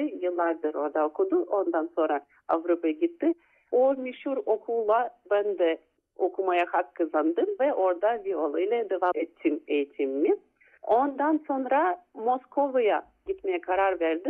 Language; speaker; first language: Turkish; non-native, fluent; Russian